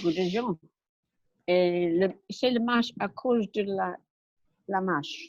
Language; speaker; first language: French; non-native, learner; English